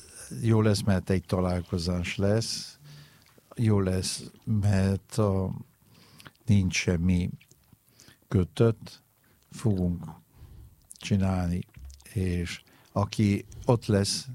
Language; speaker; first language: Hungarian; non-native, learner; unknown